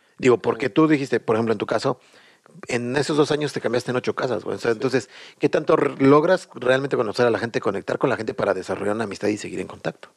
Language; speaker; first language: Spanish; native; Spanish